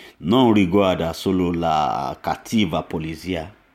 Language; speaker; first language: Italian; non-native, learner; Yoruba